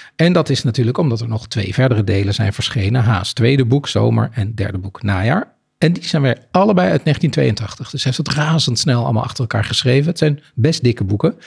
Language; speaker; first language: Dutch; native; Dutch